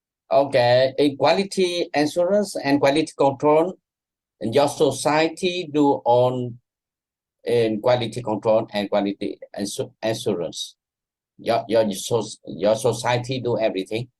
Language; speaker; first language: English; non-native, learner; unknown